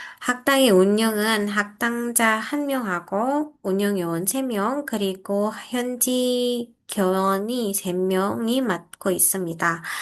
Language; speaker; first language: Korean; non-native, fluent; Indonesian